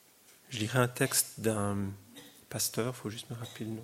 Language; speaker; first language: French; native; French